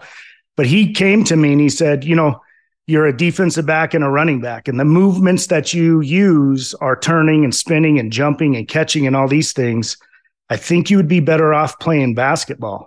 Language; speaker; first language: English; native; English